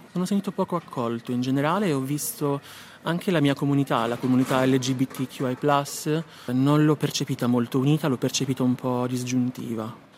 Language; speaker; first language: Italian; native; Italian